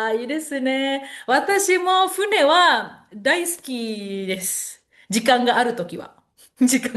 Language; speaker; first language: Japanese; non-native, fluent; Indonesian